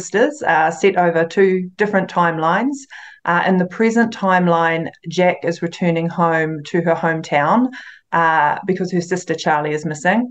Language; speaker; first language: English; native; English